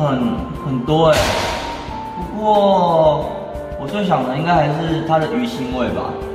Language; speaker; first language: Chinese; native; Chinese